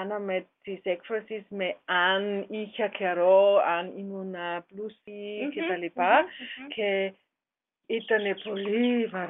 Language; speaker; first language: Greek; non-native, learner; German